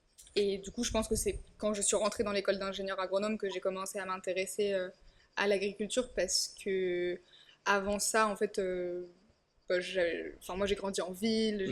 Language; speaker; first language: French; native; French